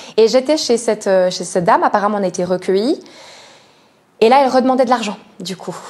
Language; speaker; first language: French; native; French